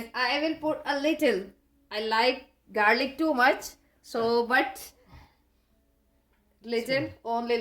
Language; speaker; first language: English; non-native, learner; Hindi